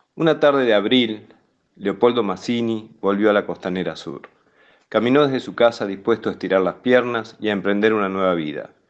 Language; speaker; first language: Spanish; native; Spanish